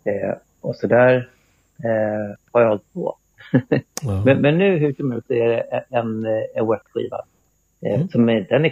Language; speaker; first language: Swedish; native; Swedish